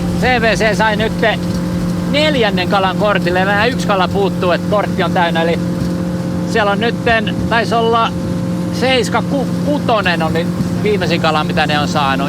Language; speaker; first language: Finnish; native; Finnish